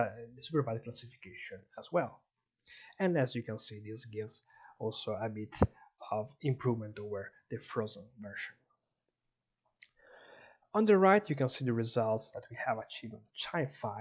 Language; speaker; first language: English; non-native, fluent; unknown